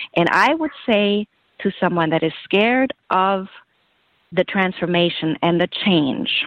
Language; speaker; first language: English; non-native, fluent; German